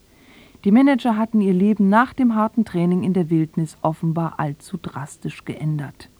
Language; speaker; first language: German; native; German